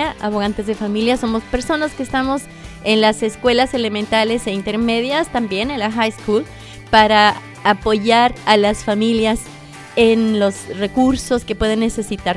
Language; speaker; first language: Spanish; native; Spanish